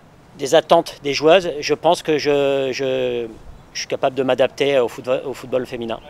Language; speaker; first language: French; native; French